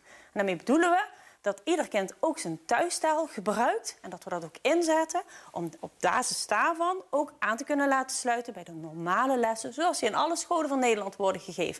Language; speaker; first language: Dutch; native; Dutch